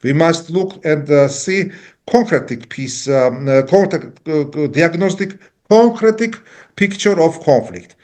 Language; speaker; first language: English; non-native, learner; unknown